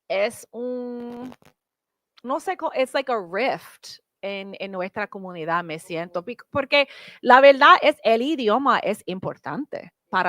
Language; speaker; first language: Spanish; early bilingual, heritage; English